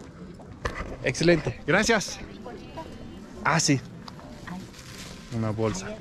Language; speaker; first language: Spanish; non-native, learner; Danish